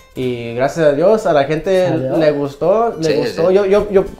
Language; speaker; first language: Spanish; early bilingual, heritage; Spanish